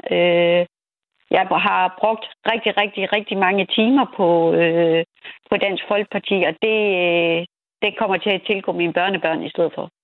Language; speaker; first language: Danish; native; Danish